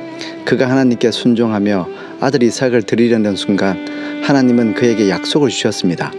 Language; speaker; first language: Korean; native; Korean